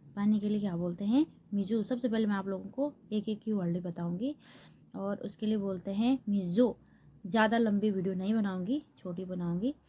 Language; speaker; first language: Hindi; native; Hindi